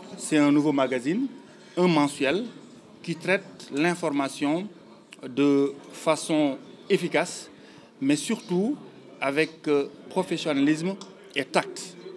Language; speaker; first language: French; non-native, local second language; Wolof